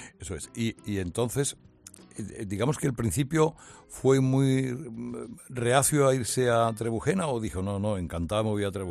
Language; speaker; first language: Spanish; native; Spanish